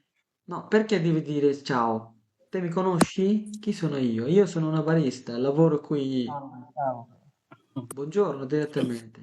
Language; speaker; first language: Italian; non-native, fluent; Bangla